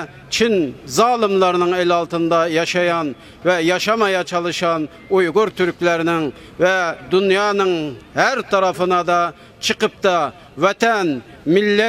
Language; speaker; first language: Turkish; non-native, fluent; Uyghur